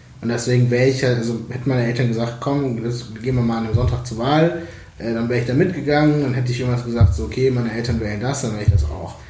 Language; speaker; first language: German; native; German